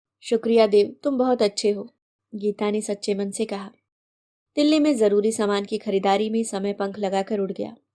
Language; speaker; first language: Hindi; native; Hindi